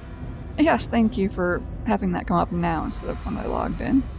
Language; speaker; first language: English; native; English